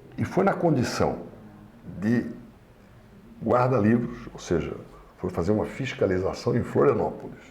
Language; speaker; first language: Portuguese; native; Portuguese